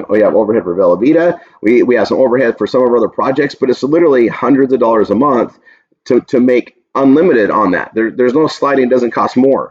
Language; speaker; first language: English; native; English